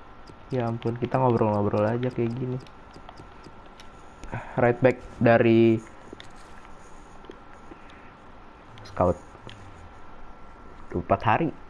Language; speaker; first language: Indonesian; native; Indonesian